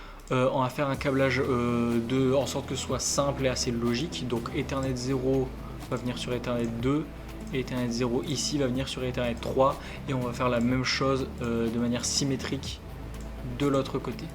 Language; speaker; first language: French; native; French